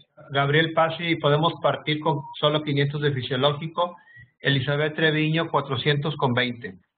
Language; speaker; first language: Spanish; native; Spanish